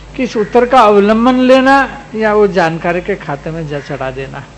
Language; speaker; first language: Hindi; non-native, local second language; Gujarati